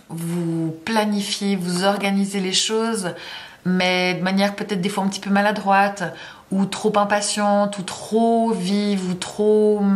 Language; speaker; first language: French; native; French